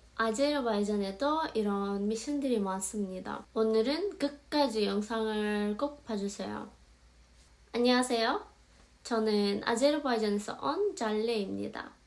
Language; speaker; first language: Korean; non-native, fluent; Azerbaijani